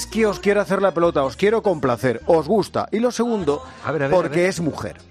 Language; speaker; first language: Spanish; native; Spanish